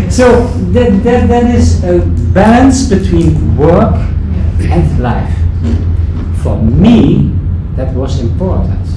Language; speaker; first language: English; non-native, fluent; Dutch